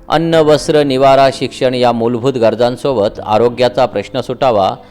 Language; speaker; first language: Marathi; non-native, local second language; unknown